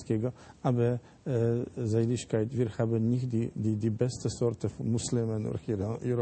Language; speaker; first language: German; non-native, fluent; Polish